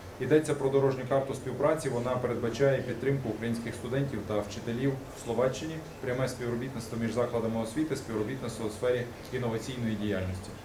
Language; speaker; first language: Ukrainian; native; Ukrainian